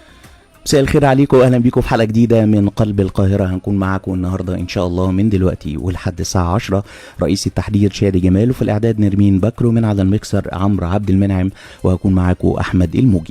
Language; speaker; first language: Arabic; native; Arabic